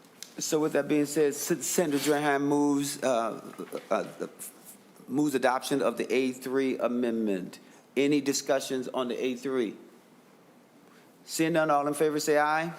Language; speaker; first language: English; native; English